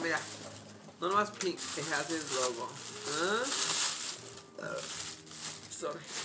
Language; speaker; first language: English; early bilingual, other home language; Spanish